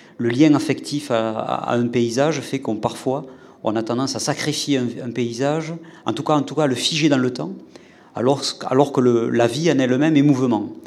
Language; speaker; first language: French; native; French